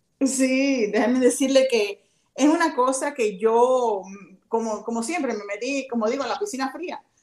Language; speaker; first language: Spanish; native; Spanish